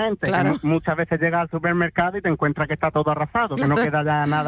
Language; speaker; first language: Spanish; native; Spanish